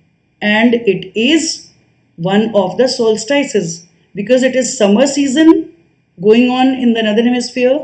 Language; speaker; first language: English; non-native, local second language; Hindi